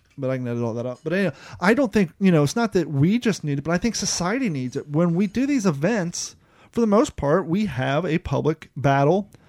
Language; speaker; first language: English; native; English